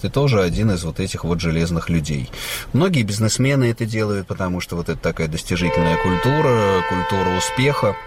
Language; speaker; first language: Russian; native; Russian